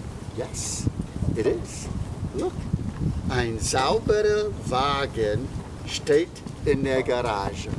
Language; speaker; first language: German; non-native, fluent; English